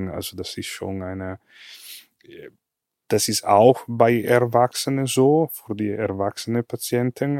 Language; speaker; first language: German; non-native, fluent; Italian